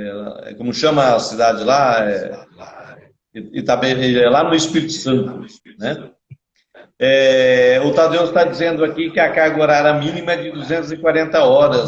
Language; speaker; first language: Portuguese; native; Portuguese